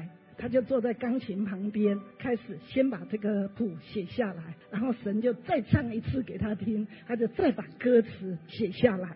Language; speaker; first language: Chinese; native; Chinese